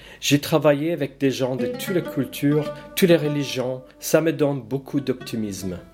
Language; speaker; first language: French; non-native, fluent; English